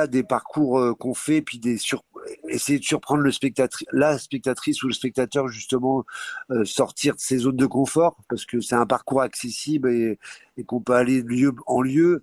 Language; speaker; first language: French; native; French